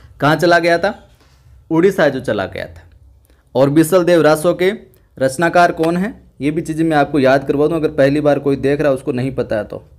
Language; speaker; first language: Hindi; native; Hindi